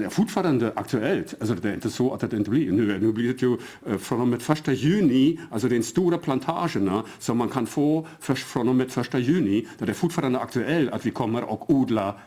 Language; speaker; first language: Swedish; non-native, fluent; German